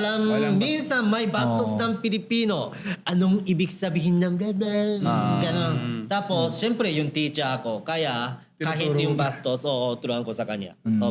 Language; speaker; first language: Filipino; non-native, learner; Japanese